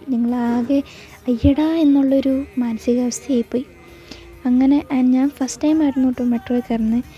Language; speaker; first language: Malayalam; early bilingual, heritage; Malayalam